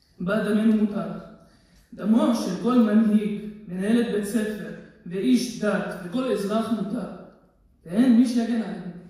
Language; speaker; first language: Hebrew; non-native, local second language; Arabic